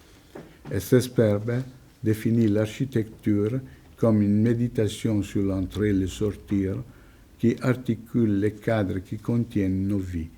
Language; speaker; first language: French; non-native, fluent; Italian